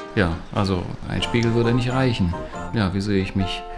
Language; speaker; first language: German; non-native, fluent; Romanian